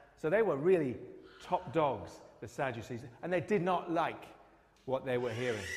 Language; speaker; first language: English; native; English